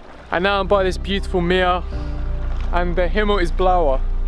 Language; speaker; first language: English; native; English